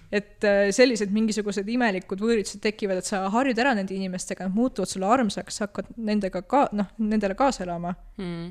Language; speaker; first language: Estonian; non-native, local second language; Russian